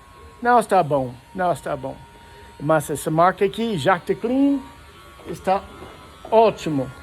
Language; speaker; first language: Portuguese; non-native, learner; English